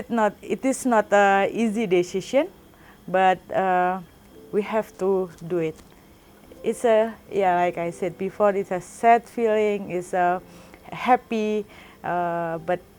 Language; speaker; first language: English; non-native, learner; Indonesian